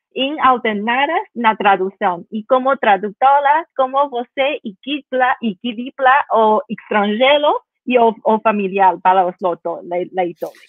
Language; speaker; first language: Portuguese; non-native, learner; Chinese